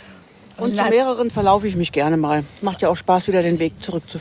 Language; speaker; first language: German; native; German